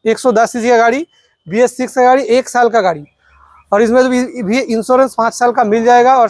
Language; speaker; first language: Hindi; non-native, local second language; Bangla